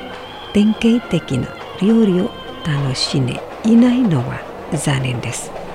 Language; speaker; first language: Japanese; non-native, fluent; Indonesian